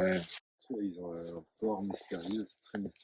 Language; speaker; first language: French; native; French